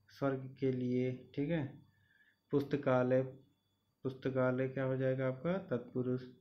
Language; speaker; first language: Hindi; native; Hindi